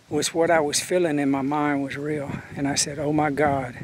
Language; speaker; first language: English; native; English